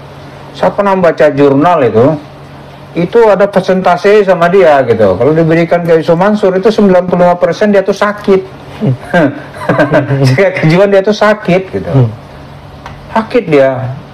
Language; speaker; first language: Indonesian; native; Indonesian